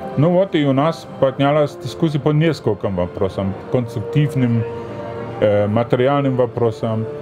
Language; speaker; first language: Russian; non-native, fluent; German